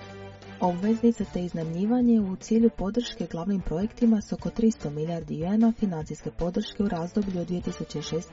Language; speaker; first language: Croatian; native; Croatian